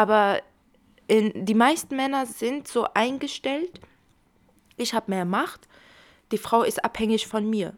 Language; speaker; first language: German; early bilingual, other home language; Kurdish